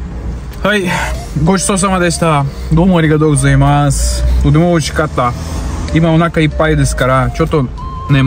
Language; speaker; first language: Japanese; non-native, learner; Russian